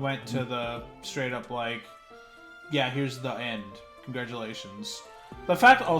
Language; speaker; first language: English; native; English